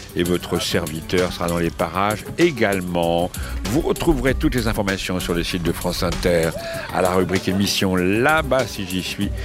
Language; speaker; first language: French; native; French